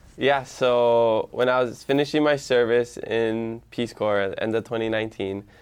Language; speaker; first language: English; early bilingual, other home language; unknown